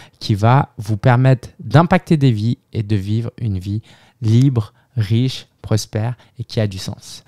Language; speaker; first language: French; native; French